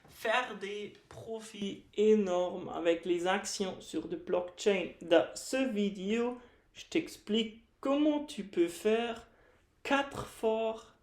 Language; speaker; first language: French; non-native, fluent; German